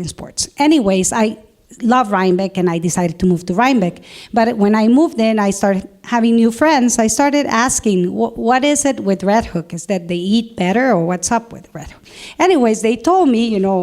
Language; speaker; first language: English; non-native, fluent; Spanish